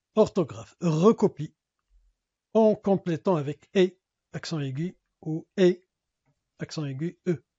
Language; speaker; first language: French; non-native, local second language; Arabic